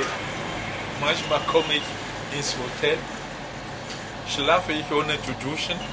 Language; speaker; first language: German; non-native, fluent; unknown